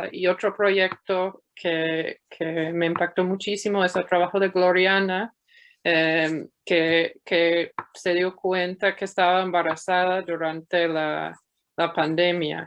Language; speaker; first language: Spanish; non-native, fluent; English